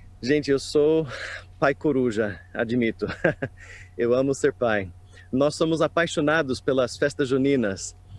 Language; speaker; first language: Portuguese; non-native, fluent; English